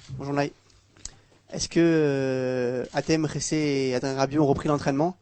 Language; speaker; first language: French; native; French